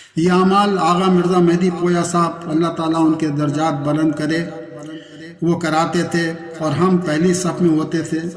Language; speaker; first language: Urdu; native; Urdu